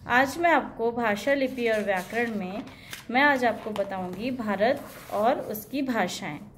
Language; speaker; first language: Hindi; native; Hindi